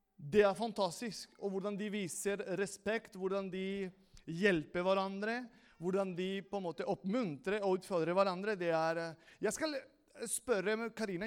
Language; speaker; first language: Norwegian; non-native, fluent; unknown